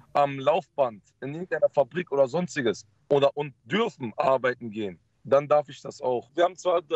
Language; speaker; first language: German; early bilingual, other home language; Dutch